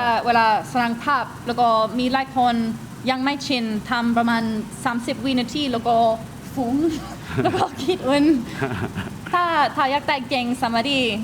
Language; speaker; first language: Thai; non-native, learner; English